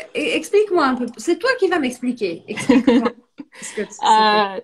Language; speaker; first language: French; non-native, fluent; Portuguese